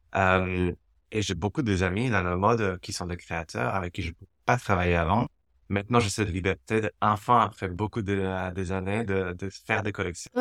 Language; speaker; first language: French; non-native, fluent; Slovak